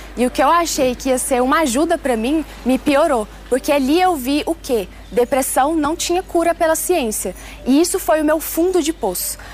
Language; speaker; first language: Portuguese; early bilingual, other home language; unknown